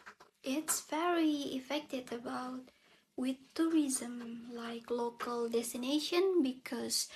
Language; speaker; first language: English; non-native, learner; Indonesian